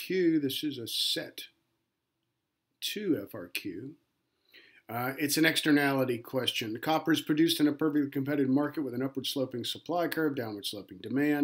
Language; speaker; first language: English; native; English